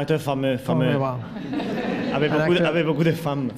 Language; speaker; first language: French; non-native, learner; Spanish